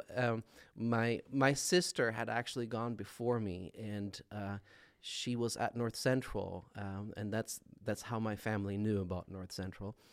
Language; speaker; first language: English; non-native, fluent; Swedish